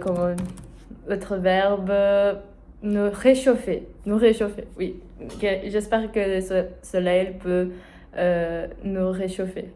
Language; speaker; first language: French; non-native, learner; Portuguese